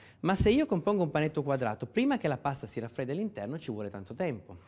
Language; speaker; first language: Italian; native; Italian